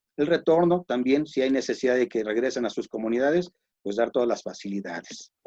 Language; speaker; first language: Spanish; native; Spanish